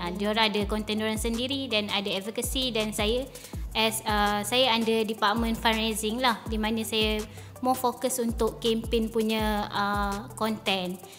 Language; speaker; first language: Malay; native; Malay